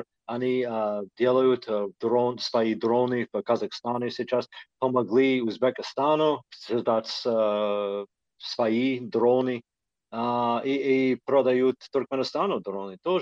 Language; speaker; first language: Russian; non-native, fluent; English